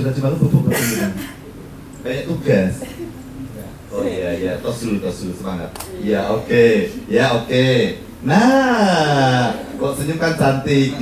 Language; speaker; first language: Indonesian; native; Indonesian